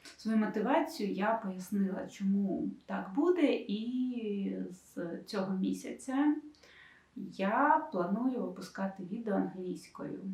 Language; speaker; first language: Ukrainian; non-native, local second language; Russian